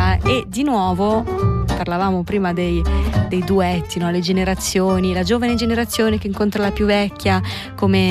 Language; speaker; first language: Italian; native; Italian